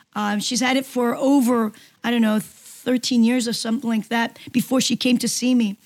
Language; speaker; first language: English; non-native, fluent; Korean